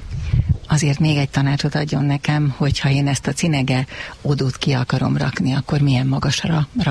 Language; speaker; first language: Hungarian; native; Hungarian